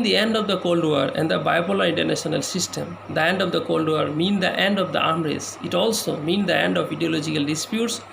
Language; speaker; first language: English; non-native, local second language; Assamese